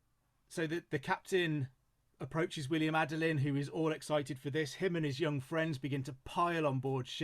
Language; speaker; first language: English; native; English